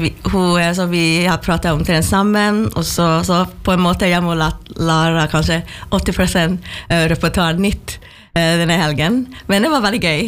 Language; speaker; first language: Norwegian; non-native, learner; Chinese